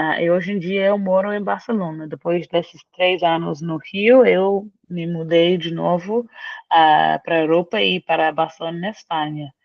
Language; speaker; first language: Portuguese; non-native, fluent; English